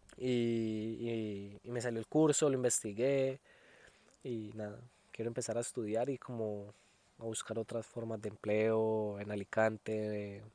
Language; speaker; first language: Spanish; native; Spanish